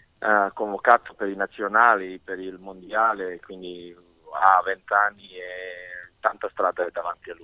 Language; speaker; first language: Italian; non-native, fluent; Serbian